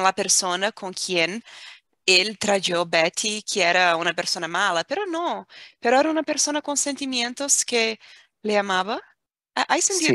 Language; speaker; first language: Spanish; non-native, fluent; Portuguese